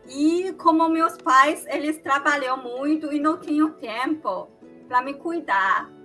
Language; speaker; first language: Portuguese; non-native, fluent; Chinese